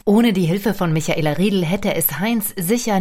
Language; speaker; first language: German; native; German